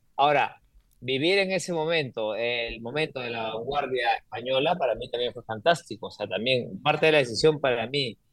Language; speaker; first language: Spanish; native; Spanish